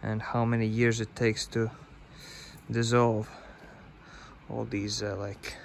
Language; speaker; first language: English; non-native, fluent; Latvian